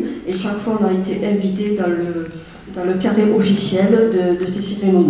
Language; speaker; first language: French; native; French